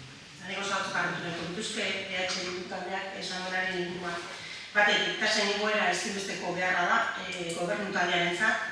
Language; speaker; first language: Basque; native; Basque